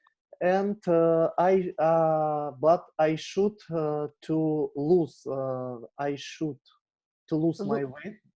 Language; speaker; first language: English; non-native, learner; Russian